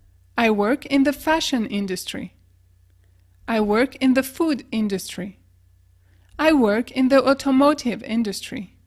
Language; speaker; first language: English; non-native, fluent; French